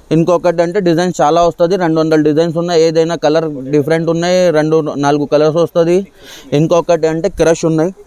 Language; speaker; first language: Telugu; non-native, local second language; Urdu